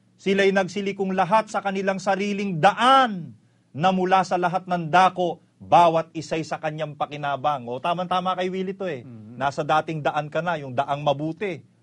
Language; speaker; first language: Filipino; native; Filipino